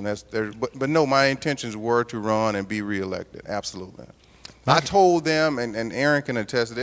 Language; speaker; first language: English; native; English